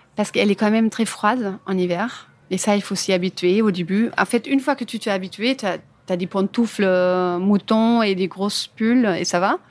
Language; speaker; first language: French; non-native, fluent; German